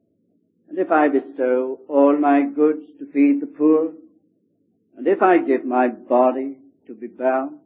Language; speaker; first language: English; native; English